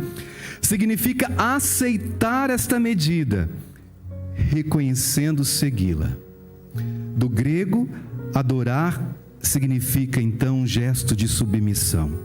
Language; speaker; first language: Portuguese; native; Portuguese